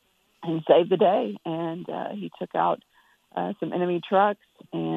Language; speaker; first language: English; native; English